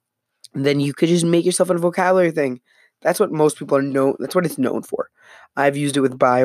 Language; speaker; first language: English; native; English